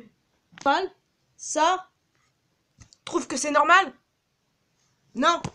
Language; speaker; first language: French; native; French